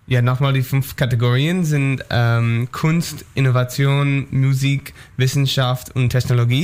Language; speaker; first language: German; non-native, learner; English